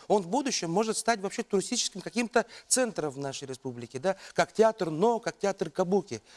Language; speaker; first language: Russian; non-native, local second language; Yakut